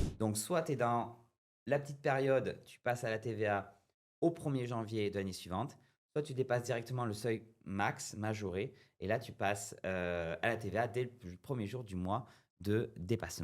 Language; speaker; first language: French; native; French